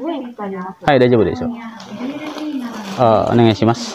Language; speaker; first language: Japanese; non-native, learner; Indonesian